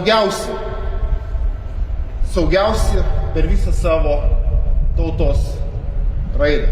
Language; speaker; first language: Lithuanian; native; Lithuanian